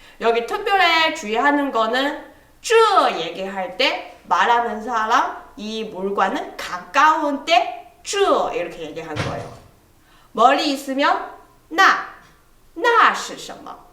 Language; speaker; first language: Korean; non-native, fluent; Chinese